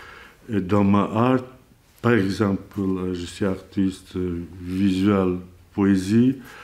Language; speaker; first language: French; non-native, learner; Azerbaijani